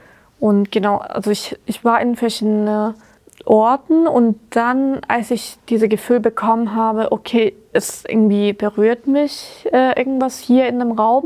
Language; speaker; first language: German; non-native, fluent; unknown